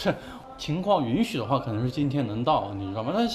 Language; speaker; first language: Chinese; native; Chinese